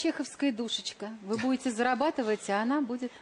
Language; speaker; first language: Russian; native; Russian